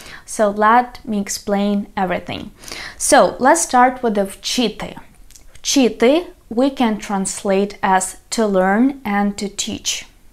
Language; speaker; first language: English; non-native, fluent; Ukrainian